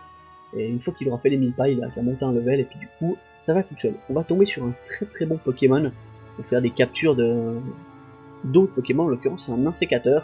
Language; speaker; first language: French; native; French